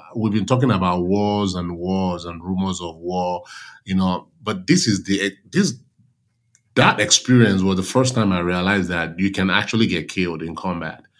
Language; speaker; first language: English; non-native, local second language; Yoruba